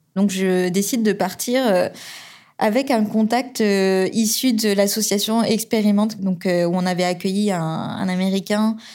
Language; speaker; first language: French; native; French